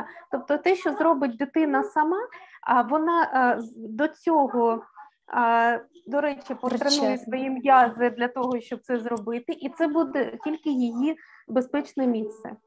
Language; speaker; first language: Ukrainian; native; Ukrainian